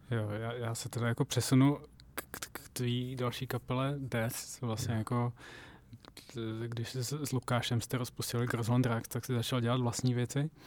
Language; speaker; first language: Czech; native; Czech